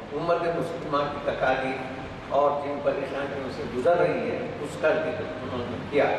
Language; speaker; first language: Urdu; native; Urdu